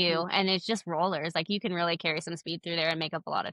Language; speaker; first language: English; native; English